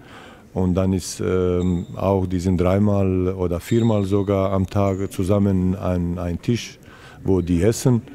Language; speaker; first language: German; non-native, fluent; Serbian